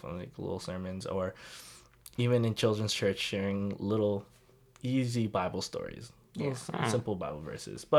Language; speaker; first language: English; native; English